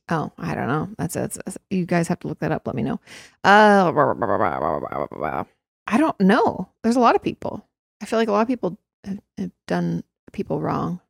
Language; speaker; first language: English; native; English